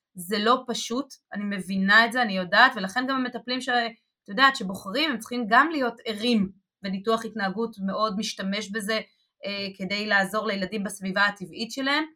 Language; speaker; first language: Hebrew; native; Hebrew